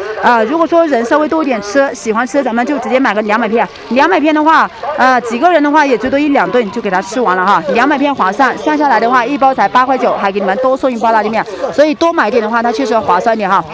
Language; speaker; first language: Chinese; native; Chinese